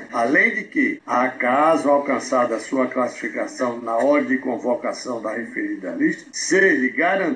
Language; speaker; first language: Portuguese; native; Portuguese